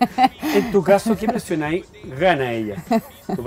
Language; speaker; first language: Spanish; native; Spanish